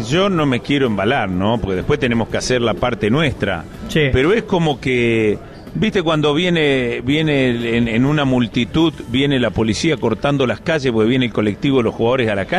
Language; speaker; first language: Spanish; native; Spanish